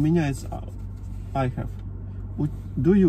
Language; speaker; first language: English; non-native, learner; Russian